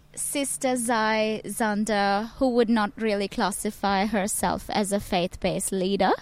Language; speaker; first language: English; non-native, local second language; Tamil